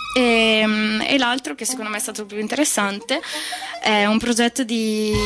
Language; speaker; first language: Italian; native; Italian